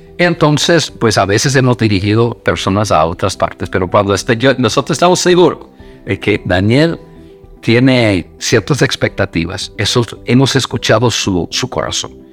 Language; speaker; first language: Spanish; non-native, fluent; English